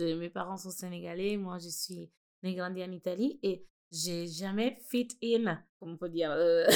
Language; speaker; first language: French; non-native, fluent; Italian